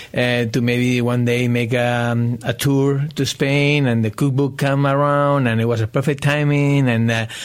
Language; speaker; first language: English; non-native, fluent; Spanish